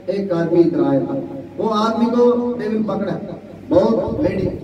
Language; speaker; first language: Hindi; non-native, local second language; Telugu